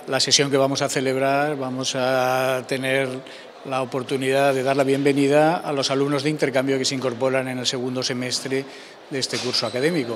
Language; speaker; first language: Spanish; native; Spanish